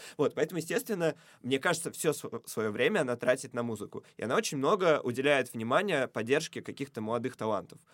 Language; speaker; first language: Russian; native; Russian